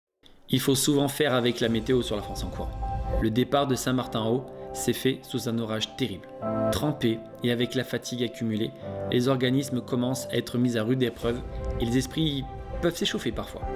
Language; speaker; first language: French; native; French